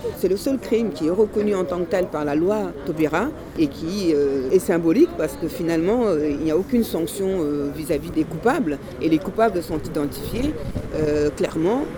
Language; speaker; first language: French; early bilingual, other home language; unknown